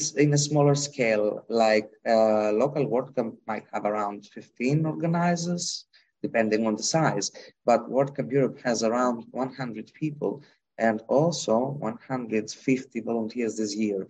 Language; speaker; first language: English; non-native, fluent; Greek